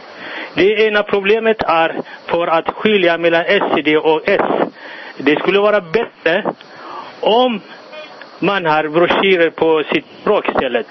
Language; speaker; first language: Swedish; non-native, learner; Amharic